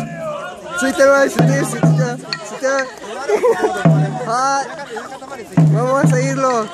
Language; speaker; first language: Japanese; non-native, learner; Spanish